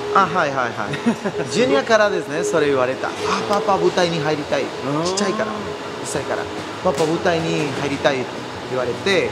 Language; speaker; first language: Japanese; non-native, learner; Spanish